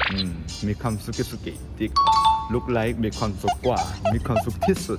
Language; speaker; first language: Thai; non-native, learner; Korean